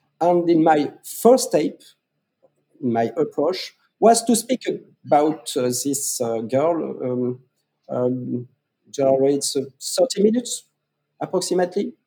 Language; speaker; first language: English; non-native, fluent; French